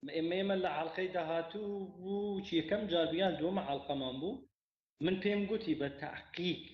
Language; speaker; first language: Central Kurdish; non-native, local second language; Kurdish